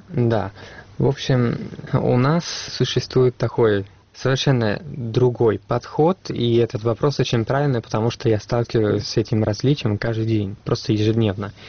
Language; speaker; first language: Russian; non-native, fluent; Italian